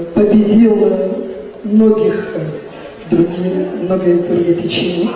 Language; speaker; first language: Russian; non-native, fluent; French